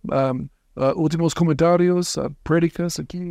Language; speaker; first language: Spanish; non-native, fluent; English